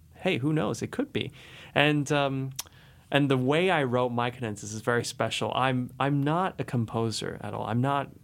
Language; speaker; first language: English; native; English